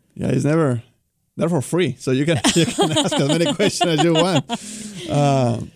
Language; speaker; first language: English; non-native, fluent; Spanish